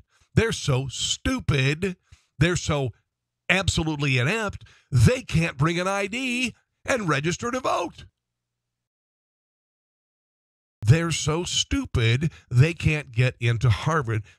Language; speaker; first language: English; native; English